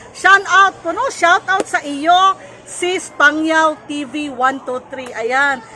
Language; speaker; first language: Filipino; non-native, local second language; Cebuano